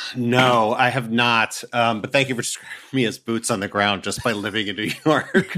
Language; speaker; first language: English; native; English